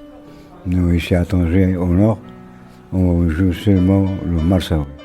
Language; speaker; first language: French; non-native, local second language; Arabic